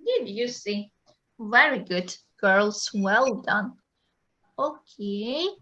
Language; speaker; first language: English; non-native, fluent; Ukrainian